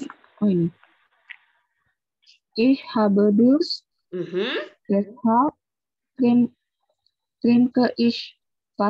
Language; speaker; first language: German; non-native, learner; Indonesian